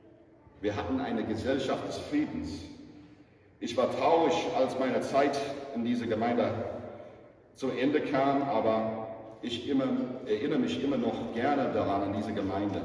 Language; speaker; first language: German; non-native, fluent; English